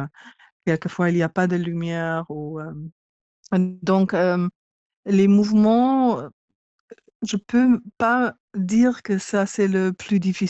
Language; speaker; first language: French; non-native, fluent; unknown